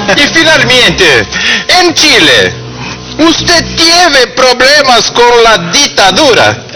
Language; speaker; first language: Spanish; non-native, learner; Portuguese